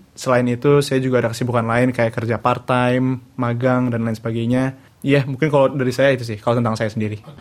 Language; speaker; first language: Indonesian; native; Indonesian